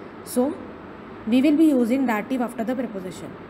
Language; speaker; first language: English; non-native, local second language; Marathi